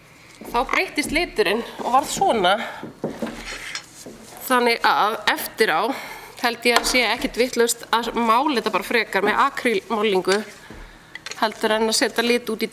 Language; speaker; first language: Icelandic; native; Icelandic